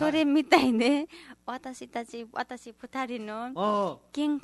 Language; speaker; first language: Japanese; non-native, learner; Nepali